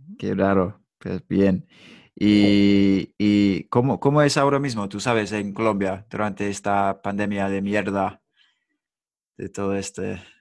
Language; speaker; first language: Spanish; non-native, fluent; English